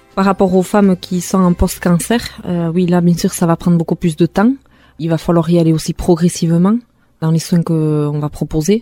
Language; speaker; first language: French; non-native, local second language; Basque